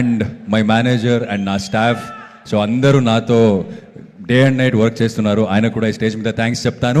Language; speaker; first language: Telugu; non-native, fluent; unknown